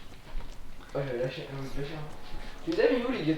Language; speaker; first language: French; native; French